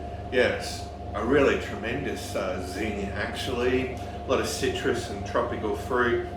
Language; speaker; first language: English; native; English